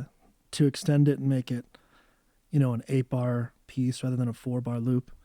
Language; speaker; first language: English; native; English